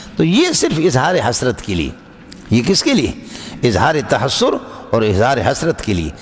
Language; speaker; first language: Urdu; non-native, local second language; Brahui